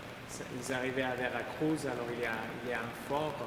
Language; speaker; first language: French; non-native, fluent; Spanish